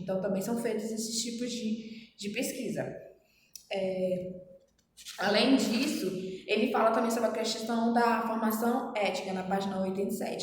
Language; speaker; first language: Portuguese; native; Portuguese